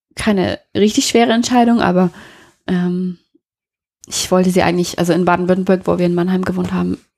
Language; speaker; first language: German; non-native, fluent; English